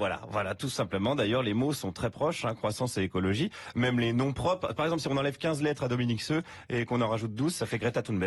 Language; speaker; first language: French; native; French